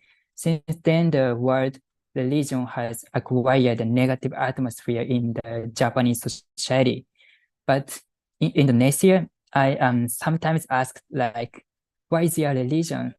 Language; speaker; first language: English; non-native, fluent; Japanese